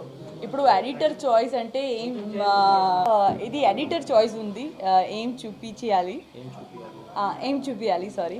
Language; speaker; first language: Telugu; non-native, local second language; Gujarati